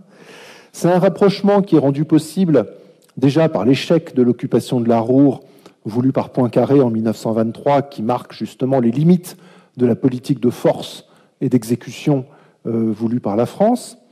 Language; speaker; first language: French; native; French